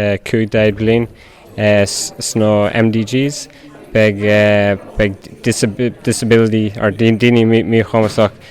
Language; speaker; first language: Irish; non-native, local second language; English